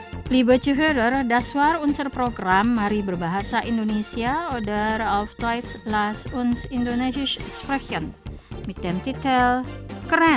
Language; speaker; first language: German; non-native, fluent; Indonesian